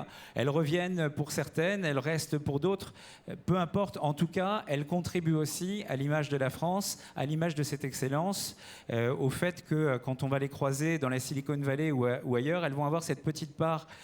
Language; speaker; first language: French; native; French